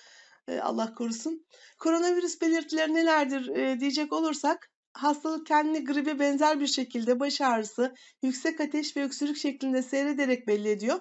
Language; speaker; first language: Turkish; native; Turkish